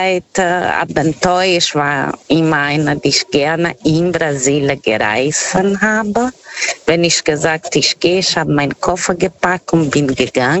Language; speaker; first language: German; non-native, fluent; Portuguese